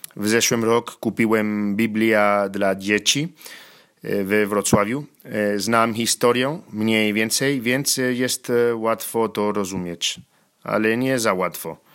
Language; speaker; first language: Polish; non-native, learner; Spanish